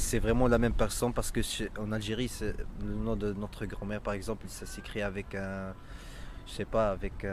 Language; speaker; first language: French; non-native, local second language; Arabic